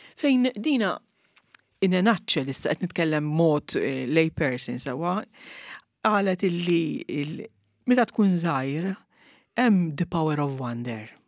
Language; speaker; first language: Maltese; native; Maltese